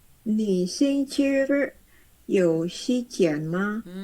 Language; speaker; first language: Chinese; non-native, learner; Indonesian